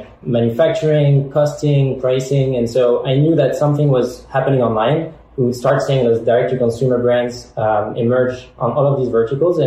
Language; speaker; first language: English; non-native, fluent; French